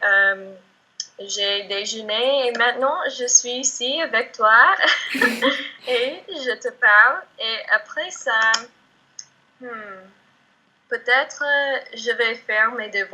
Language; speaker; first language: French; non-native, fluent; English